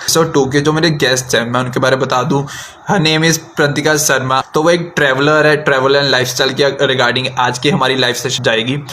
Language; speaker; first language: Hindi; native; Hindi